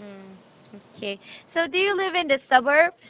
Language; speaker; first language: English; non-native, fluent; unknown